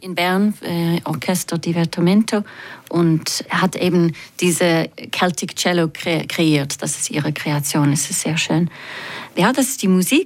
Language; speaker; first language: German; non-native, fluent; English